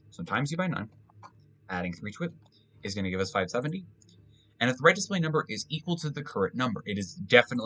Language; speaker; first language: English; native; English